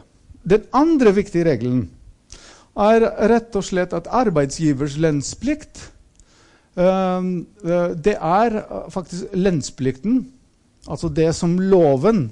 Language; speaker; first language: Norwegian; non-native, fluent; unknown